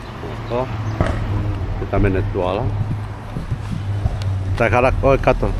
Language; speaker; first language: Finnish; non-native, learner; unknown